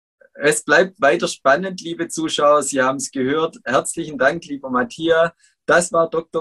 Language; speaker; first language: German; native; German